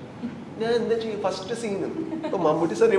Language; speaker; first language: Malayalam; non-native, learner; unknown